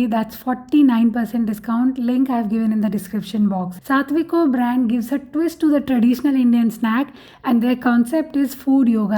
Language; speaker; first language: English; non-native, local second language; Hindi